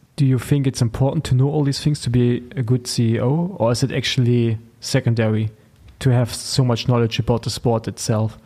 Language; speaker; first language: English; non-native, fluent; German